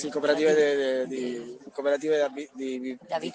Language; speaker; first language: Italian; native; Italian